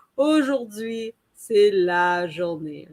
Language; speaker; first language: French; non-native, learner; English